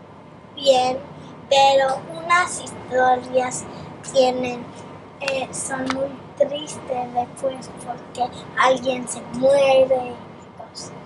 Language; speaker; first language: Spanish; early bilingual, heritage; Spanish